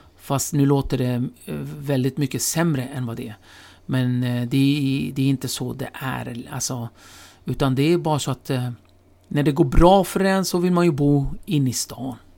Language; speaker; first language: Swedish; early bilingual, other home language; Kurdish